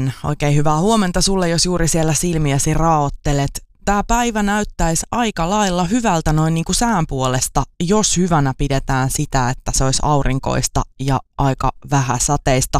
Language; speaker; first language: Finnish; native; Finnish